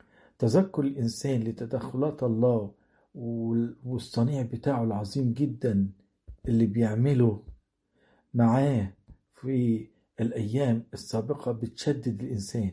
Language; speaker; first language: Arabic; native; Arabic